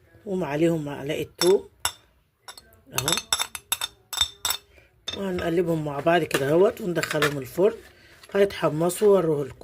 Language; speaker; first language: Arabic; native; Arabic